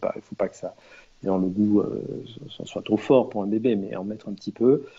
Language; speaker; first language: French; native; French